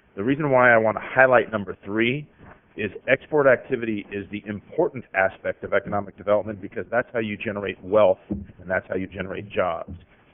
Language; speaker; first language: English; native; English